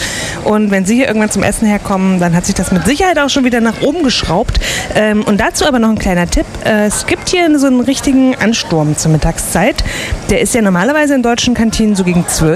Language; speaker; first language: German; native; German